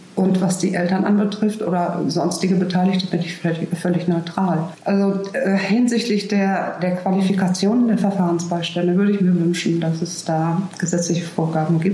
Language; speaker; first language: German; native; German